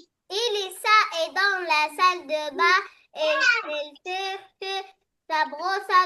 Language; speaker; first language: French; non-native, learner; Arabic